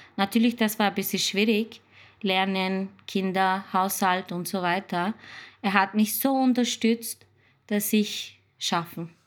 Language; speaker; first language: German; non-native, learner; Turkish